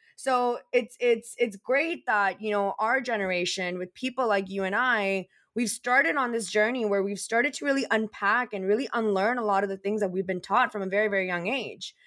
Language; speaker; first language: English; early bilingual, other home language; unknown